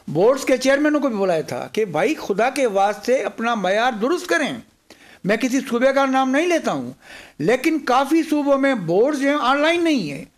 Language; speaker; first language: Urdu; non-native, local second language; Sindhi